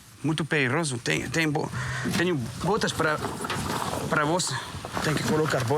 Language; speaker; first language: Portuguese; non-native, learner; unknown